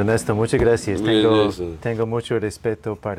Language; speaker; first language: Spanish; non-native, fluent; English